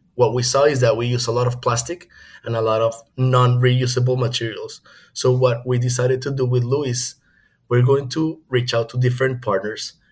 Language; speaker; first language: English; non-native, fluent; Spanish